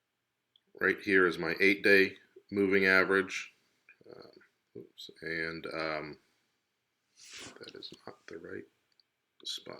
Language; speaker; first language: English; native; English